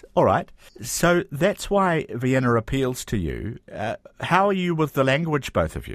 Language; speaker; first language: English; native; English